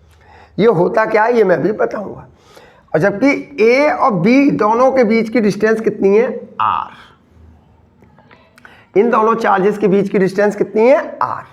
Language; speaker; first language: Hindi; native; Hindi